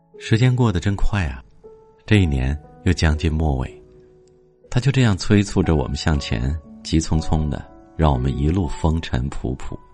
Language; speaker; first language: Chinese; native; Chinese